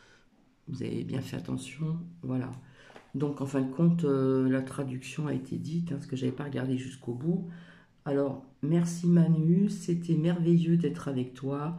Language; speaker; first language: French; native; French